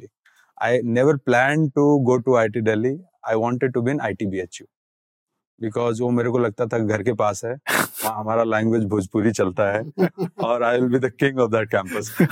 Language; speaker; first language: English; non-native, local second language; Bhojpuri